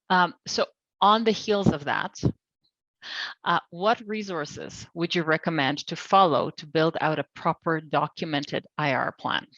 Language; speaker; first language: English; non-native, fluent; Polish